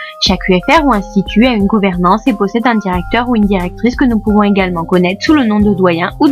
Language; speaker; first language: French; native; French